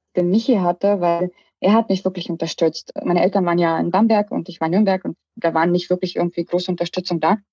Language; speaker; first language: German; early bilingual, other home language; Russian